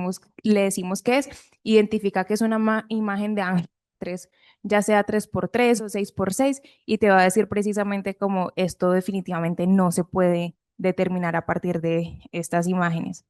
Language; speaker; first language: Spanish; native; Spanish